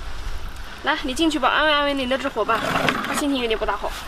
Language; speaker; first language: Chinese; native; Chinese